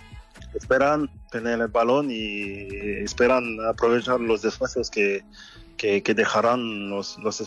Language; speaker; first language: Spanish; non-native, fluent; French